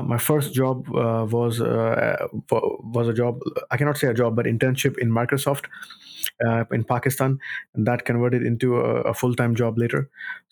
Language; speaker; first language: English; non-native, local second language; Urdu